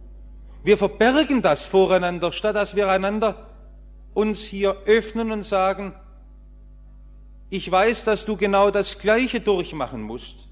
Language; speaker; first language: German; native; German